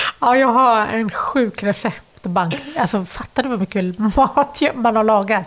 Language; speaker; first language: Swedish; early bilingual, other home language; Arabic